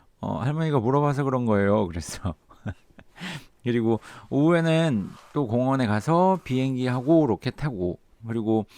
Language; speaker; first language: Korean; native; Korean